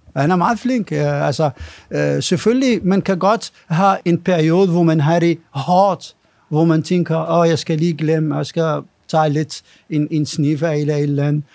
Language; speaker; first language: Danish; non-native, fluent; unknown